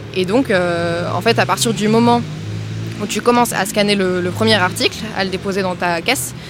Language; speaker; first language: French; native; French